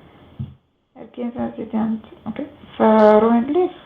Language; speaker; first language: German; non-native, learner; Macedonian